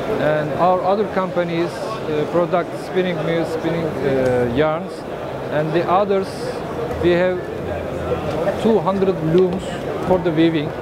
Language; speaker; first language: English; non-native, learner; Turkish